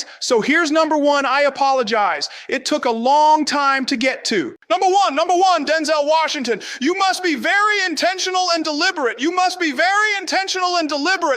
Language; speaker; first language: English; native; English